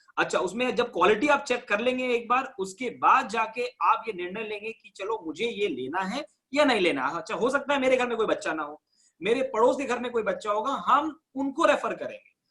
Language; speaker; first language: Hindi; native; Hindi